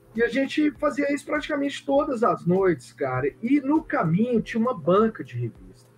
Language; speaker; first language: Portuguese; native; Portuguese